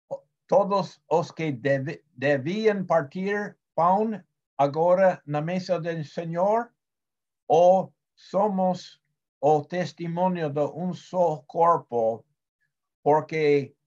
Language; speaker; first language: Portuguese; non-native, fluent; Spanish